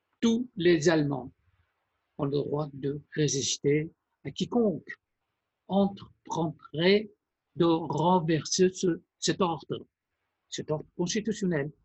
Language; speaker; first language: French; non-native, fluent; Persian